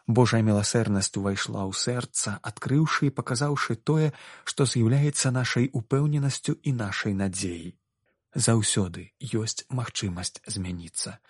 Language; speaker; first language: Belarusian; native; Belarusian